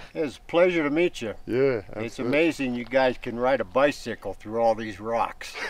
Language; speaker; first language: English; native; English